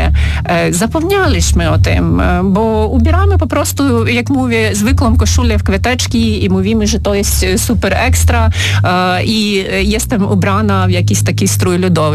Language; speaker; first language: Polish; non-native, fluent; Ukrainian